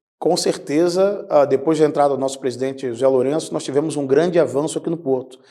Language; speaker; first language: Portuguese; native; Portuguese